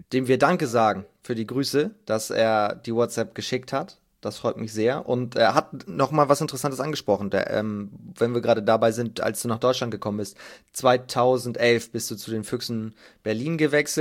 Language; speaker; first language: German; native; German